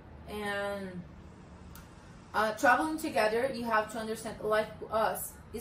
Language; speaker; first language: English; non-native, learner; Portuguese